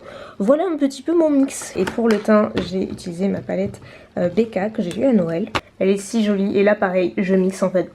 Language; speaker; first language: French; native; French